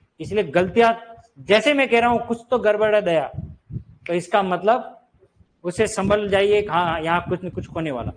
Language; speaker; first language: Hindi; native; Hindi